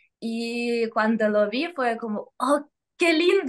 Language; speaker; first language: Spanish; non-native, fluent; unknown